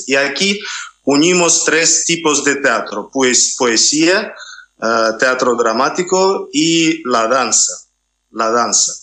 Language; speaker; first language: Spanish; non-native, fluent; Russian